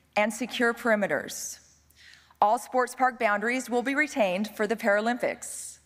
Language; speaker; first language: English; native; English